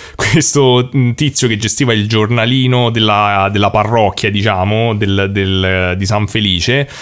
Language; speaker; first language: Italian; native; Italian